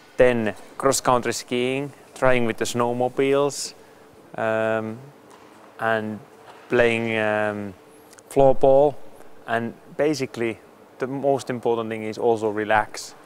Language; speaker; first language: English; non-native, fluent; Finnish